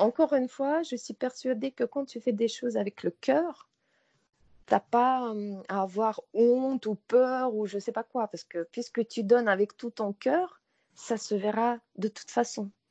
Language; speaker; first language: French; non-native, fluent; Russian